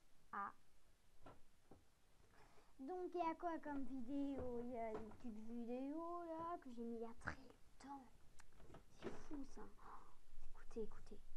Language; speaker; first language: French; native; French